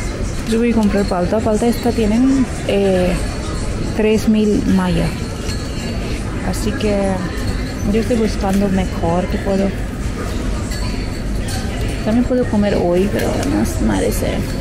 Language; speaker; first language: Spanish; non-native, learner; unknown